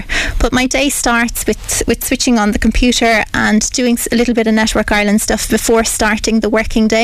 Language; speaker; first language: English; native; English